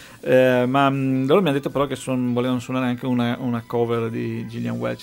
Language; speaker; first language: Italian; native; Italian